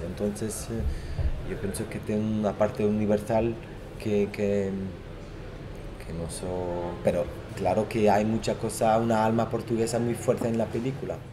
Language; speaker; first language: Spanish; non-native, fluent; Portuguese